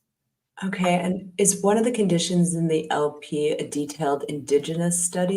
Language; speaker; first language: English; native; English